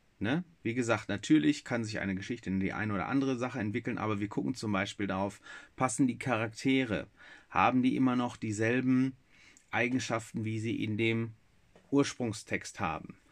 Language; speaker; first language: German; native; German